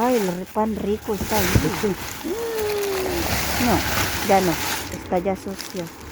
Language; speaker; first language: Spanish; non-native, fluent; Filipino